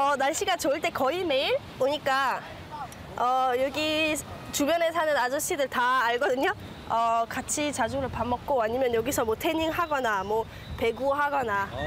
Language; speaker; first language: Korean; non-native, fluent; German